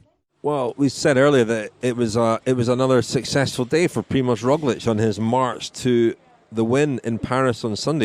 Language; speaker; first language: English; native; English